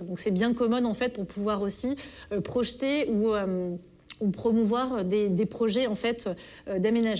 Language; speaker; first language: French; native; French